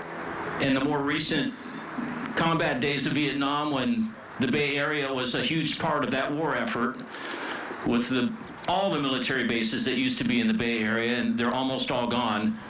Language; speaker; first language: English; native; English